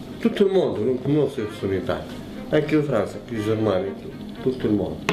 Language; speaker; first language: Italian; non-native, learner; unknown